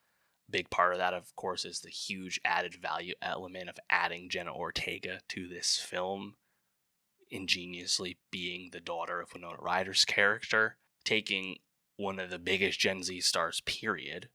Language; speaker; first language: English; native; English